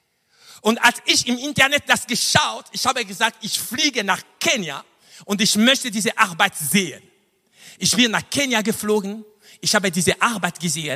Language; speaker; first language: German; non-native, fluent; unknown